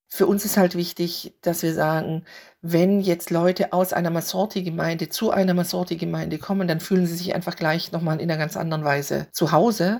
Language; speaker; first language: German; native; German